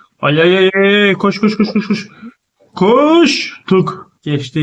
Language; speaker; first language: Turkish; native; Turkish